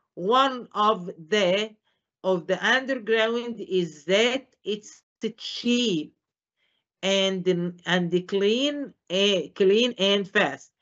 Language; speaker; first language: English; non-native, fluent; Arabic